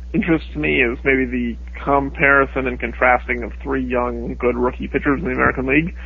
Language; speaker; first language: English; native; English